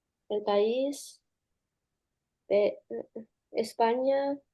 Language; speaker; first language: Spanish; non-native, learner; English